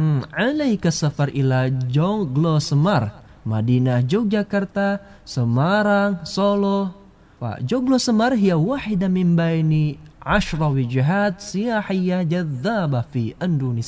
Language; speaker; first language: Arabic; non-native, fluent; Indonesian